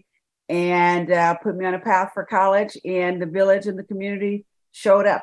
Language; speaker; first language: English; native; English